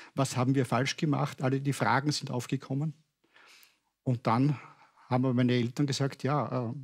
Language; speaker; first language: German; native; German